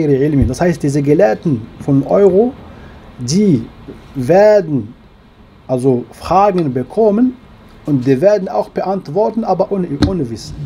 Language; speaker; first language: German; non-native, learner; Arabic